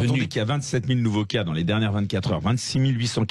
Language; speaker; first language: French; native; French